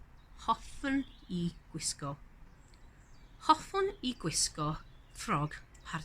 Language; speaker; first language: Welsh; non-native, learner; English